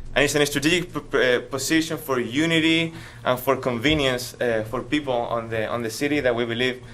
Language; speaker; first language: English; non-native, fluent; Spanish